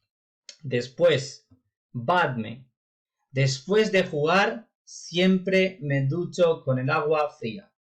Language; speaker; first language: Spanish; non-native, fluent; Urdu